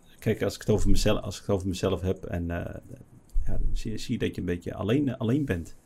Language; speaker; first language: Dutch; early bilingual, other home language; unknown